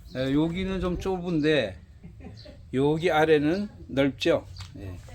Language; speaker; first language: Korean; native; Korean